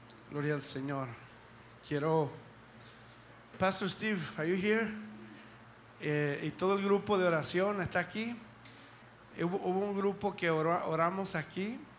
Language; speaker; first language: Spanish; early bilingual, heritage; Spanish